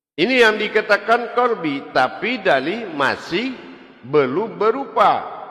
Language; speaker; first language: Malay; non-native, local second language; Javanese